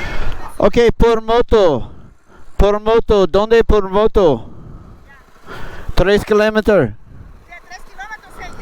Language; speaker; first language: Spanish; non-native, learner; English